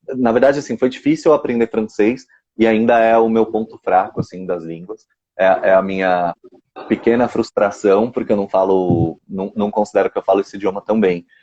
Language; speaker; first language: Portuguese; native; Portuguese